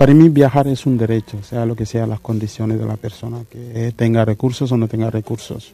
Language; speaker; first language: Spanish; non-native, fluent; Mandingo